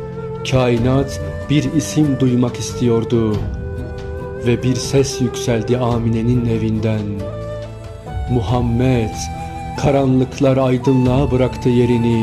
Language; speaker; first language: Turkish; native; Turkish